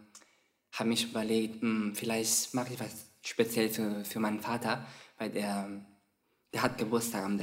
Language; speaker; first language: German; non-native, fluent; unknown